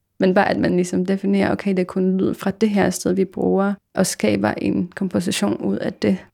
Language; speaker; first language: Danish; non-native, fluent; Polish